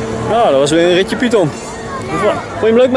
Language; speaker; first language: Dutch; native; Dutch